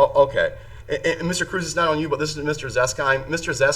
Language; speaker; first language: English; native; English